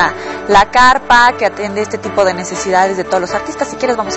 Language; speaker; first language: Spanish; native; Spanish